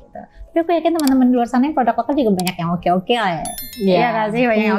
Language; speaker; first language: Indonesian; native; Indonesian